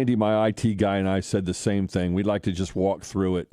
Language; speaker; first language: English; native; English